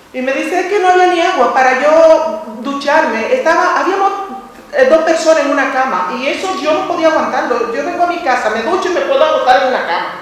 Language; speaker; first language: Spanish; native; Spanish